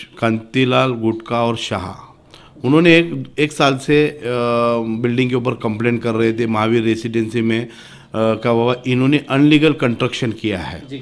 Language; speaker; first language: Hindi; non-native, local second language; Marathi